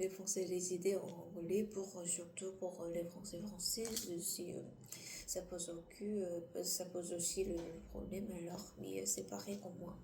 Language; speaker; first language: French; non-native, learner; Korean